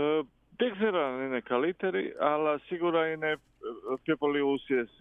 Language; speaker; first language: Greek; non-native, fluent; Croatian